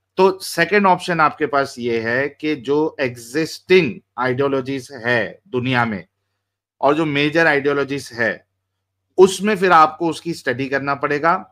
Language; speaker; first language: Hindi; native; Hindi